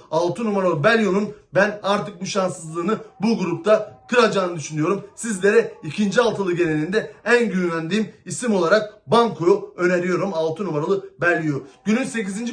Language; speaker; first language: Turkish; native; Turkish